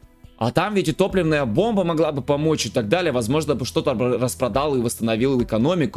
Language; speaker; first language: Russian; native; Russian